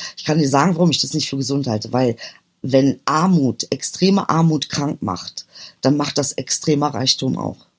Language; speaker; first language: German; early bilingual, other home language; Turkish